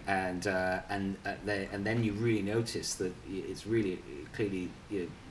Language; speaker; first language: English; non-native, local second language; Punjabi